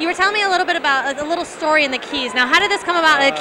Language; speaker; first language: English; native; English